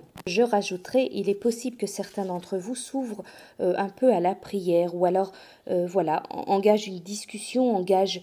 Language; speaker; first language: French; native; French